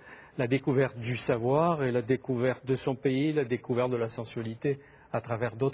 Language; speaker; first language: French; native; French